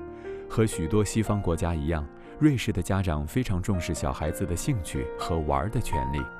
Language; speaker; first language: Chinese; native; Chinese